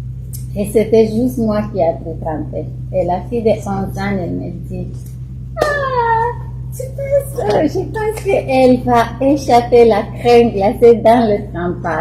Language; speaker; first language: French; non-native, fluent; Romanian